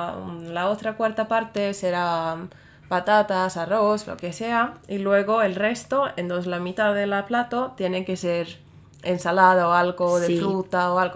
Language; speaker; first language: Spanish; non-native, fluent; Finnish